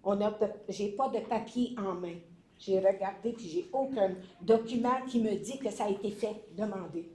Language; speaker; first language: French; native; French